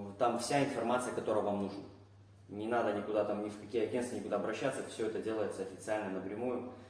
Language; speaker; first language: Russian; native; Russian